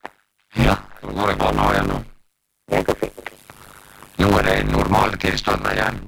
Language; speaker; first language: Norwegian; native; Norwegian